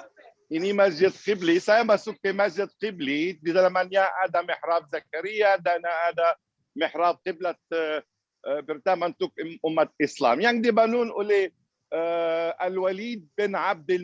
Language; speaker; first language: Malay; non-native, fluent; Arabic